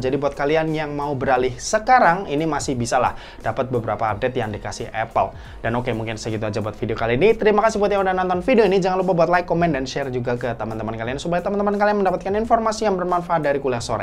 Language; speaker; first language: Indonesian; native; Indonesian